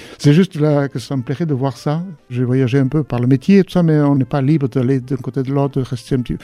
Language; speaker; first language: French; non-native, local second language; Basque